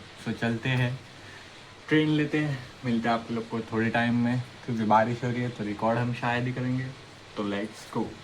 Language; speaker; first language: Hindi; native; Hindi